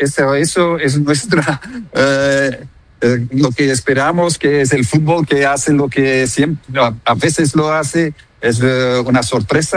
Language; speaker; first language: Spanish; non-native, fluent; Dutch